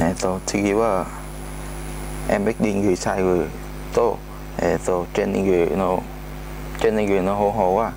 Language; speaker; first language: Japanese; non-native, learner; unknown